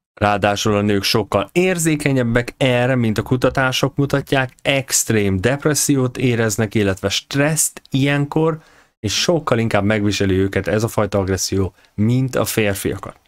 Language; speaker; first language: Hungarian; native; Hungarian